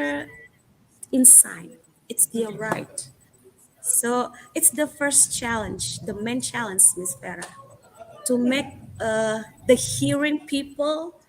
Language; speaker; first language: English; non-native, fluent; Indonesian